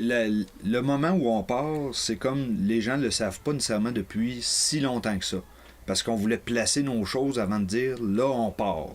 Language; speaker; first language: French; native; French